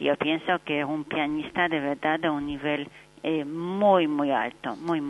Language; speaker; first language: Spanish; non-native, fluent; Polish